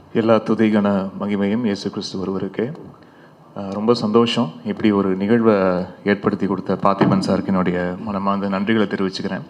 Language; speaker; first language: Tamil; native; Tamil